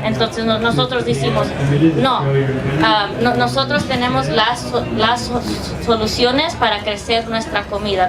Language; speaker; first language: Spanish; early bilingual, heritage; English